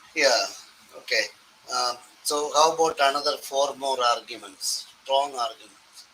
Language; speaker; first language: English; non-native, local second language; Malayalam